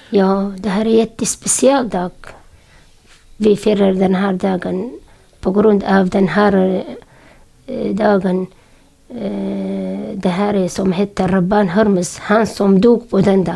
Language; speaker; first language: Swedish; non-native, learner; Syriac